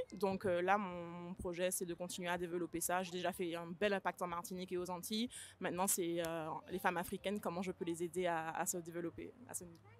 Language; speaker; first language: French; native; French